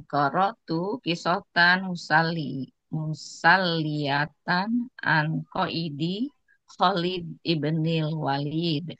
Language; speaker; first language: Arabic; non-native, learner; Indonesian